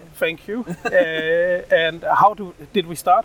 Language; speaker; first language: English; non-native, fluent; Danish